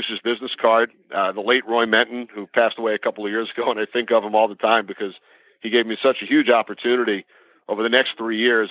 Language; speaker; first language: English; native; English